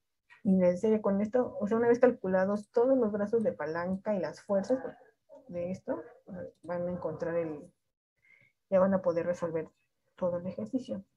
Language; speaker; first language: Spanish; native; Spanish